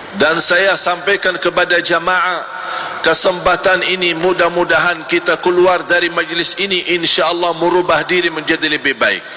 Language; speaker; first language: Malay; non-native, fluent; Arabic